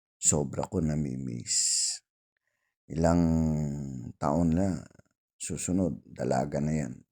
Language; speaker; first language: Filipino; native; Filipino